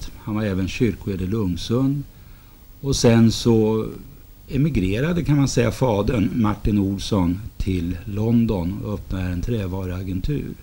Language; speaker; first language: Swedish; native; Swedish